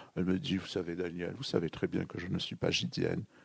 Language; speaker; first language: French; native; French